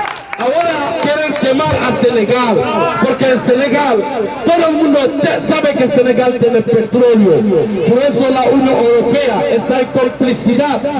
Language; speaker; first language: Spanish; non-native, local second language; Wolof